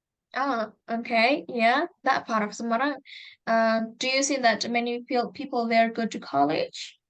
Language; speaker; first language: English; non-native, fluent; Indonesian